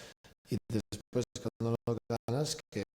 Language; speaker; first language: Spanish; non-native, fluent; Serbian